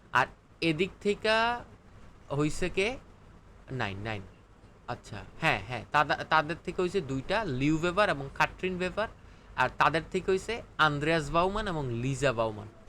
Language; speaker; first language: Bangla; native; Bangla